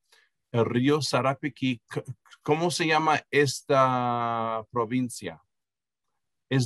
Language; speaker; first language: Spanish; non-native, fluent; English